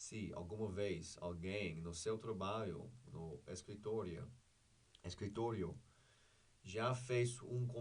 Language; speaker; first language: Portuguese; non-native, fluent; English